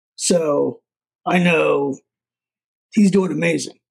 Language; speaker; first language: English; native; English